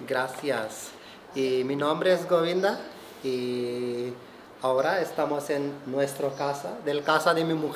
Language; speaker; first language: Spanish; non-native, learner; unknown